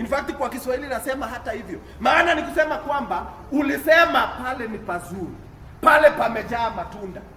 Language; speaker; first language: Swahili; non-native, local second language; Kalenjin